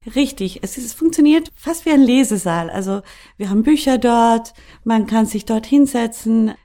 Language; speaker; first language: German; non-native, fluent; Spanish